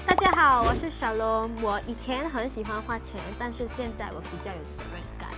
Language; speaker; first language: Chinese; non-native, local second language; English